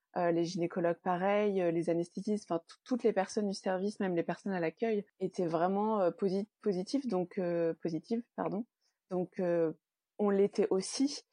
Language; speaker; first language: French; native; French